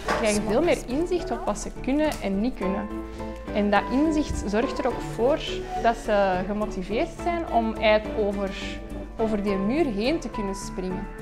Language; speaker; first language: Dutch; native; Dutch